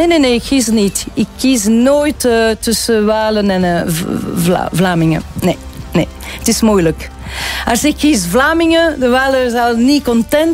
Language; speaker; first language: Dutch; non-native, local second language; French